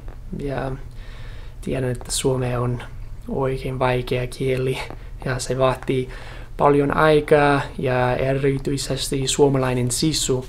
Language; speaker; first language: Finnish; non-native, learner; English